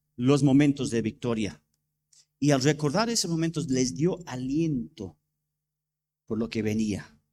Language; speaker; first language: Spanish; non-native, fluent; English